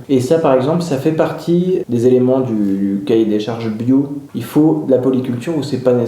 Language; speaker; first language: French; native; French